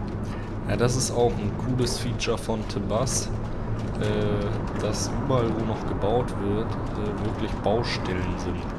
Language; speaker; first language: German; native; German